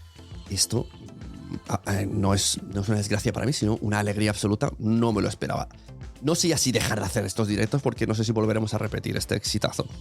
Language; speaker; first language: Spanish; native; Spanish